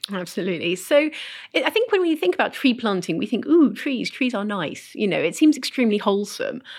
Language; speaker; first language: English; native; English